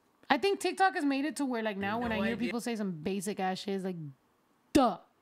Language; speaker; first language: English; early bilingual, other home language; Spanish